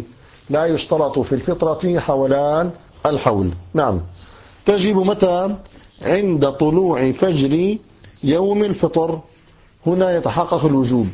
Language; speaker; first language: Arabic; native; Arabic